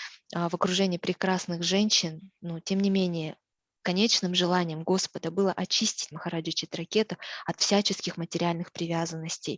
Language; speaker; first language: Russian; native; Russian